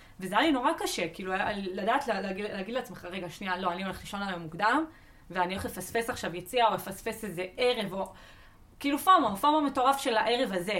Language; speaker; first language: Hebrew; native; Hebrew